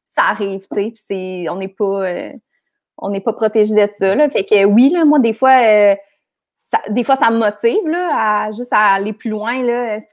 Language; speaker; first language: French; native; French